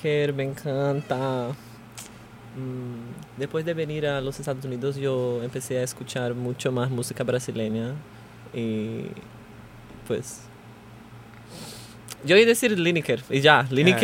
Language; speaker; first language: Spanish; non-native, learner; Portuguese